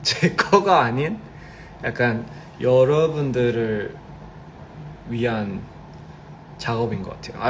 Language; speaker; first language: Korean; early bilingual, heritage; Korean